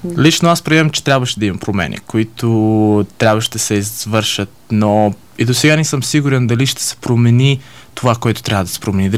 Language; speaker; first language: Bulgarian; early bilingual, heritage; Bulgarian